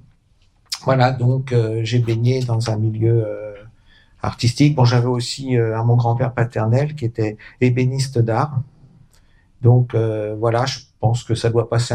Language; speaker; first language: French; native; French